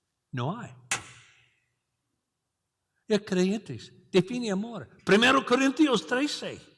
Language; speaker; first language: Spanish; non-native, learner; English